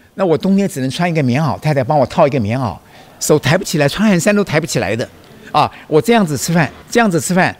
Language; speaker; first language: Chinese; native; Chinese